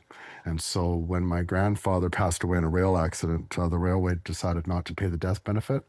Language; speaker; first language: English; native; English